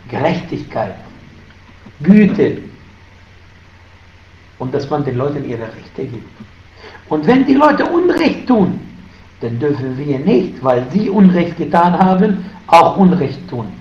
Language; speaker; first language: German; non-native, fluent; Arabic